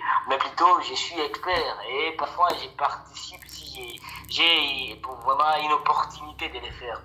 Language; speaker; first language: French; non-native, local second language; Rundi